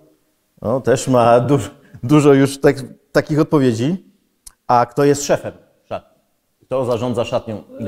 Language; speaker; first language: Polish; native; Polish